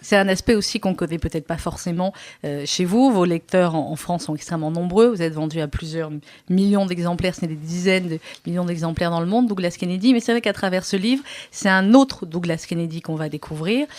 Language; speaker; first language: French; native; French